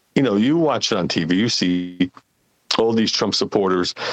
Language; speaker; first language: English; non-native, fluent; Hebrew